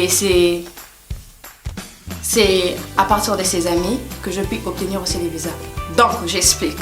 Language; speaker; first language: French; non-native, local second language; Lingala